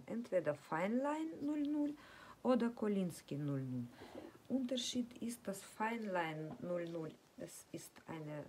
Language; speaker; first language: German; non-native, fluent; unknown